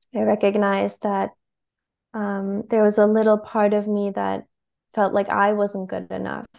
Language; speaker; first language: English; non-native, fluent; German